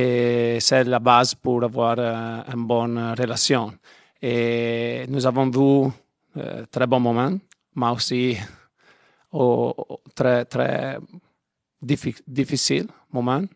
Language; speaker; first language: French; non-native, learner; Italian